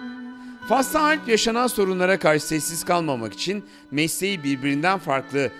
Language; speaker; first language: Turkish; native; Turkish